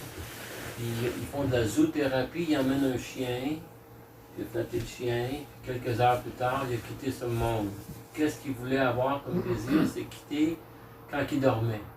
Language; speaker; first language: French; native; French